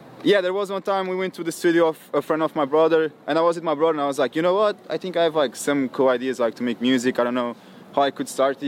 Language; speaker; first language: English; non-native, fluent; Portuguese